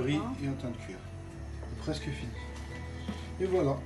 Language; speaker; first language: French; native; French